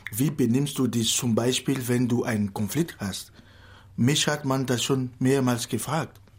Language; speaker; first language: German; non-native, fluent; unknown